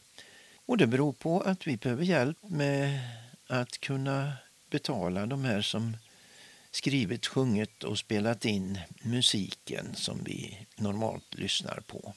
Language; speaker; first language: Swedish; native; Swedish